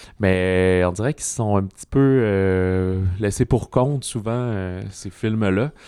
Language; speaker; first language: French; native; French